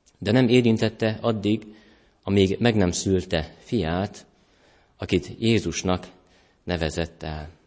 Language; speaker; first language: Hungarian; native; Hungarian